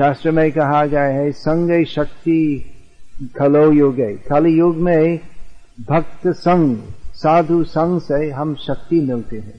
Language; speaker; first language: Hindi; non-native, fluent; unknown